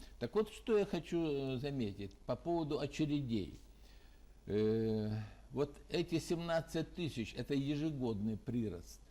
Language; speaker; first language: Russian; native; Russian